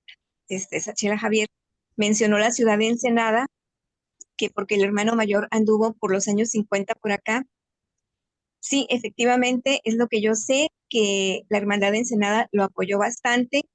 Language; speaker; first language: Spanish; native; Spanish